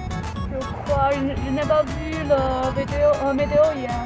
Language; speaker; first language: French; non-native, learner; Chinese